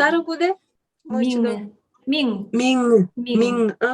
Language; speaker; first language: Japanese; non-native, fluent; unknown